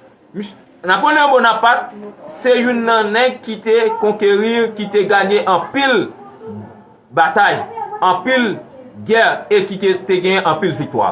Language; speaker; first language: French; non-native, local second language; Haitian Creole